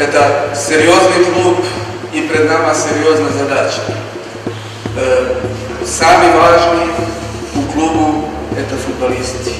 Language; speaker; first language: Russian; non-native, learner; Serbian